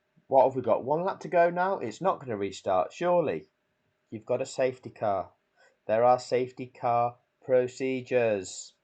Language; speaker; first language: English; native; English